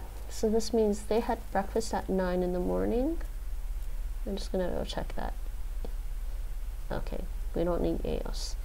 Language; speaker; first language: English; native; English